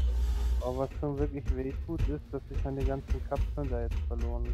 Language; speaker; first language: German; native; German